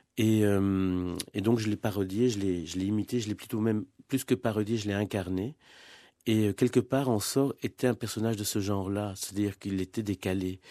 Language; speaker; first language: French; non-native, fluent; Spanish